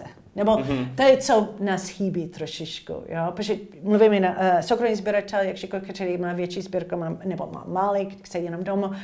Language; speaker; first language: Czech; non-native, learner; English